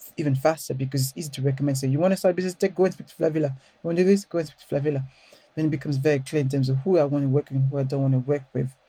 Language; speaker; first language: English; non-native, fluent; French